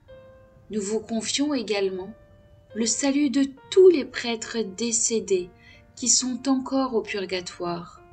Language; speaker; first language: French; native; French